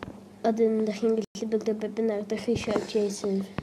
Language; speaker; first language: Welsh; native; Welsh